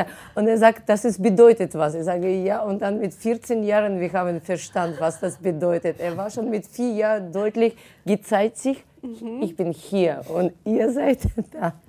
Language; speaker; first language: German; non-native, fluent; Russian